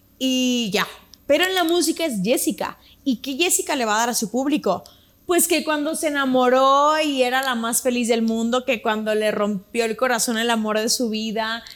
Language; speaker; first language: Spanish; native; Spanish